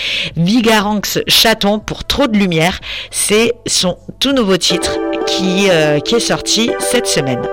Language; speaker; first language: French; native; French